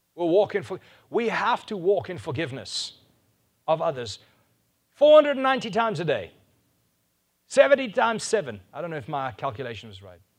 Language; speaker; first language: English; non-native, local second language; Afrikaans